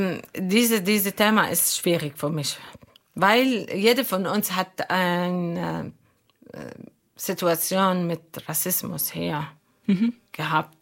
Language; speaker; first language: German; non-native, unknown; Arabic